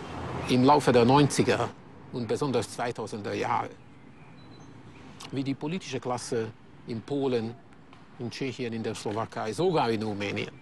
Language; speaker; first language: German; non-native, fluent; Hungarian